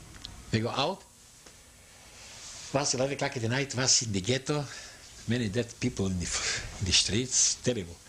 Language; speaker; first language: English; non-native, learner; Yiddish